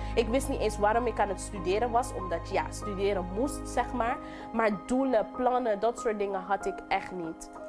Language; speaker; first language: Dutch; non-native, local second language; English